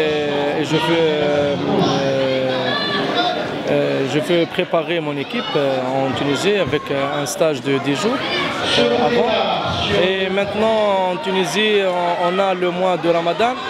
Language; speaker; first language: French; non-native, learner; Arabic